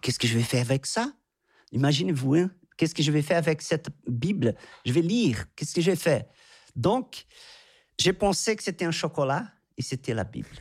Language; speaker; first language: French; non-native, fluent; Portuguese